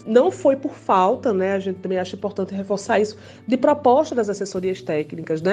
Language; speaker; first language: Portuguese; native; Portuguese